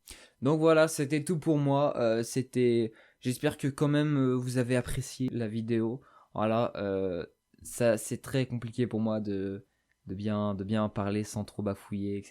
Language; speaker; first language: French; native; French